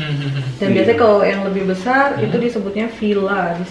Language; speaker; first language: Indonesian; native; Indonesian